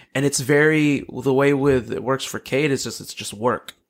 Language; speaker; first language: English; early bilingual, other home language; Filipino